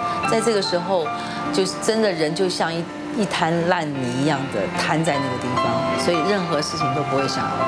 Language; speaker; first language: Chinese; native; Chinese